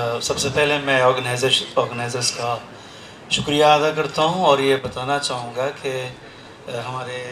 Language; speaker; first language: Hindi; non-native, fluent; Persian